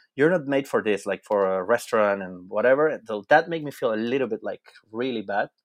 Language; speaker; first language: English; non-native, fluent; Spanish